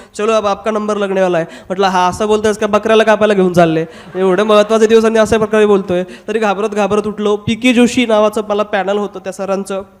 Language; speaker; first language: Marathi; non-native, local second language; Hindi